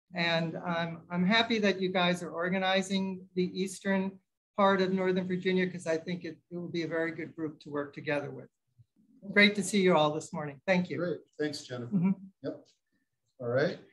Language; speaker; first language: English; native; English